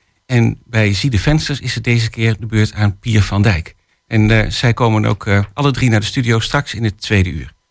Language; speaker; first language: Dutch; native; Dutch